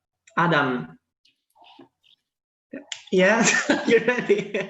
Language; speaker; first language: English; non-native, fluent; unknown